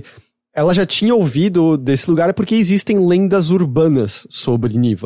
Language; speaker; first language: Portuguese; native; Portuguese